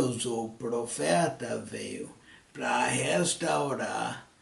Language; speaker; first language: Portuguese; early bilingual, other home language; English